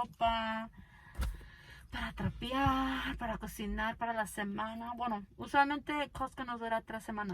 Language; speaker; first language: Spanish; early bilingual, heritage; Spanish